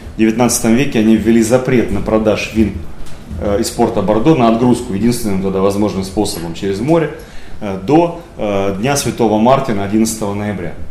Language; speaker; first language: Russian; native; Russian